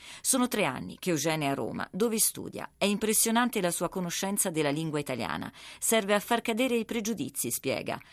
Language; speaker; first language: Italian; native; Italian